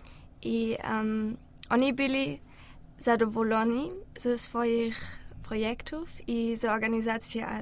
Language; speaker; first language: Polish; non-native, learner; German